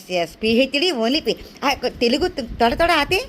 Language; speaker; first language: Hindi; non-native, local second language; Telugu